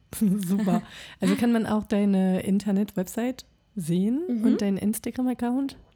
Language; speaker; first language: German; non-native, fluent; French